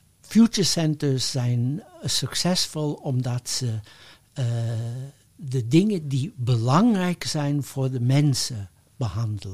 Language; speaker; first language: Dutch; non-native, fluent; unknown